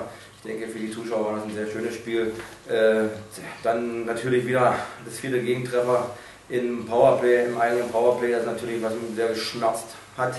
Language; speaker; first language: German; native; German